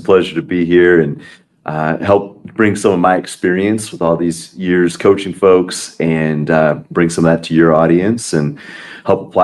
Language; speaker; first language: English; native; English